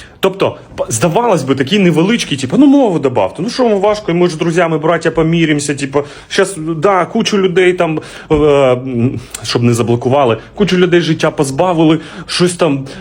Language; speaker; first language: Ukrainian; non-native, local second language; Russian